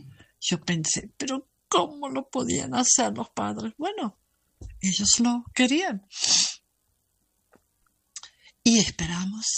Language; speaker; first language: Spanish; non-native, fluent; German